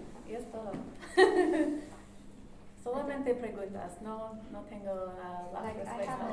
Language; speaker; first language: Spanish; non-native, learner; English